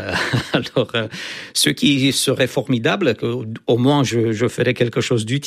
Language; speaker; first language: French; non-native, fluent; Romanian